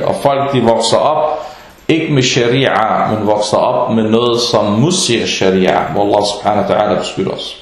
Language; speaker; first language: Danish; non-native, fluent; Arabic